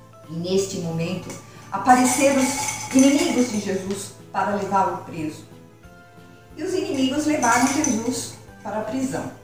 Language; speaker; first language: Portuguese; native; Portuguese